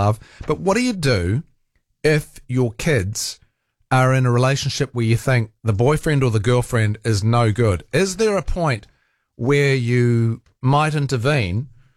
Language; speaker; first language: English; native; English